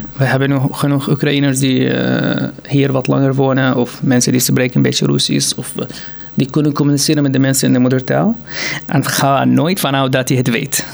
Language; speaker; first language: Dutch; non-native, fluent; Arabic